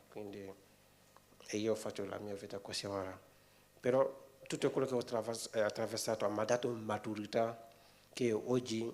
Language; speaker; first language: Italian; non-native, fluent; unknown